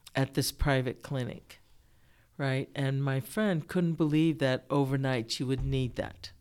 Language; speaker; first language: English; early bilingual, other home language; Japanese